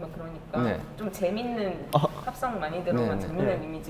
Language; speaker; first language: Korean; native; Korean